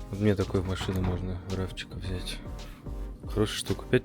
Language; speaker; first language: Russian; native; Russian